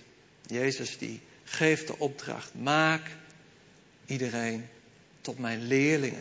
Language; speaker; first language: Dutch; native; Dutch